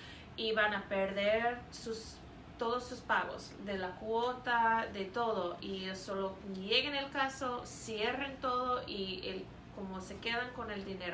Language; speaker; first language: Spanish; non-native, fluent; English